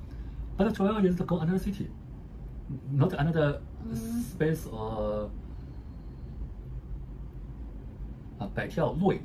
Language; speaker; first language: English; non-native, learner; Chinese